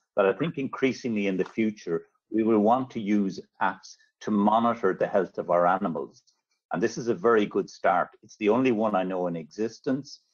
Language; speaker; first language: English; native; English